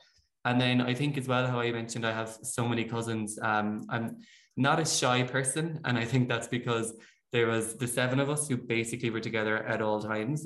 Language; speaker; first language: English; native; English